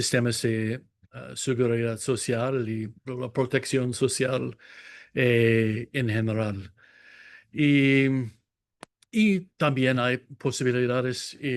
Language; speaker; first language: Spanish; non-native, fluent; English